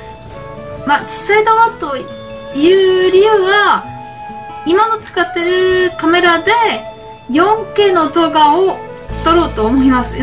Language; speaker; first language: Japanese; non-native, learner; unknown